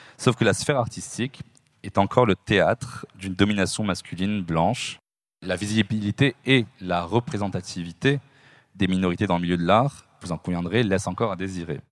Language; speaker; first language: French; native; French